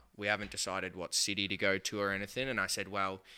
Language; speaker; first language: English; native; English